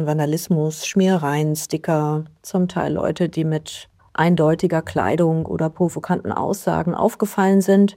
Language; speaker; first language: German; native; German